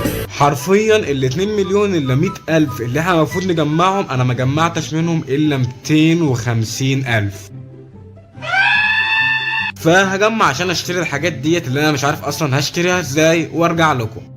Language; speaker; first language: Arabic; native; Arabic